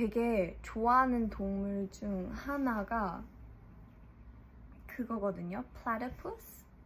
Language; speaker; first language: Korean; early bilingual, heritage; English